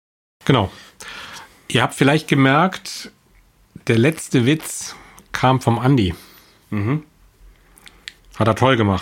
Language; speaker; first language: German; native; German